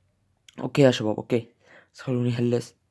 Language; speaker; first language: Arabic; native; Arabic